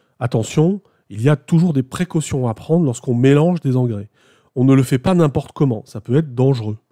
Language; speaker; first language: French; native; French